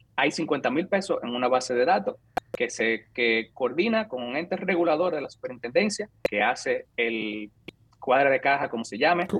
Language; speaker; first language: Spanish; native; Spanish